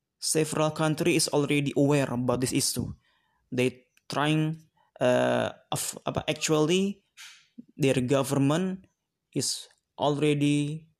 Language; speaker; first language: English; non-native, learner; Indonesian